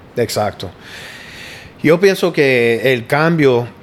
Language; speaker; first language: Spanish; early bilingual, heritage; Spanish